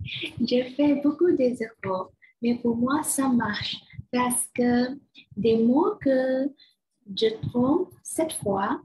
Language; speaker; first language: French; non-native, learner; Chinese